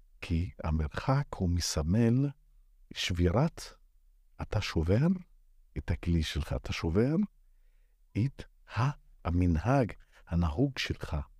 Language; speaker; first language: Hebrew; non-native, local second language; Arabic